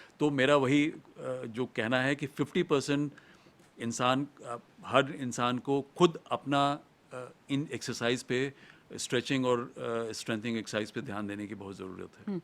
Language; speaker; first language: Hindi; native; Hindi